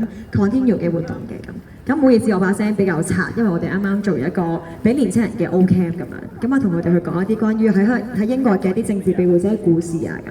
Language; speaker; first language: Cantonese; native; Cantonese